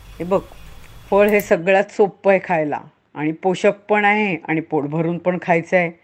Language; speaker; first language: Marathi; native; Marathi